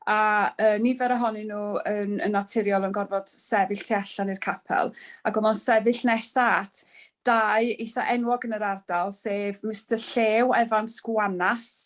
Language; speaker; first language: Welsh; native; Welsh